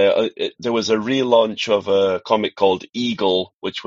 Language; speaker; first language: English; native; English